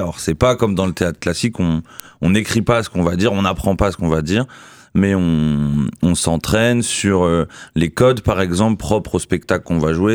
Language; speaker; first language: French; native; French